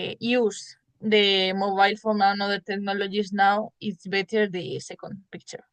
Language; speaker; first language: English; non-native, learner; Spanish